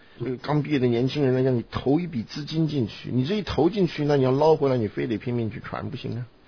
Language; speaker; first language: Chinese; native; Chinese